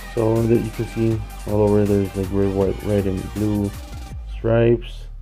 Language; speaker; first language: English; early bilingual, other home language; Spanish